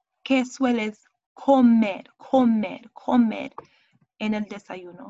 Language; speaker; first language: Spanish; non-native, fluent; English